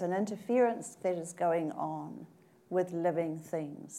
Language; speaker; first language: English; native; English